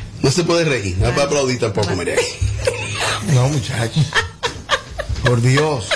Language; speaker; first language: Spanish; native; Spanish